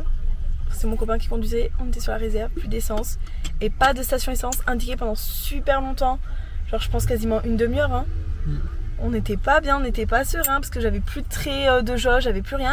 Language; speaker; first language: French; native; French